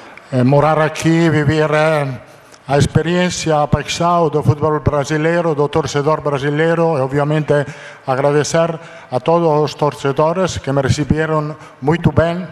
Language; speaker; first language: Portuguese; non-native, fluent; Italian